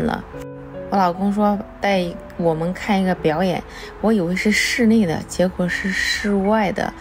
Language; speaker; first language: Chinese; native; Chinese